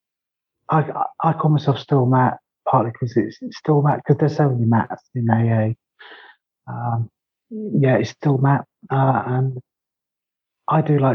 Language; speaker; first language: English; native; English